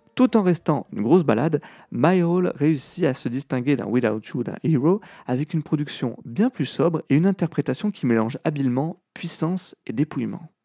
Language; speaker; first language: French; native; French